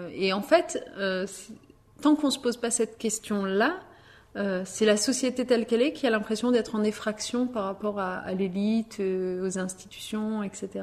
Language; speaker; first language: French; early bilingual, other home language; Riffian